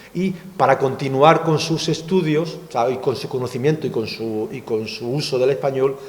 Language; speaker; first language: Spanish; native; Spanish